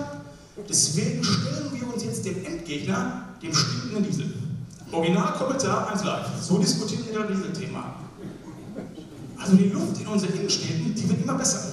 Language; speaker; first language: German; native; German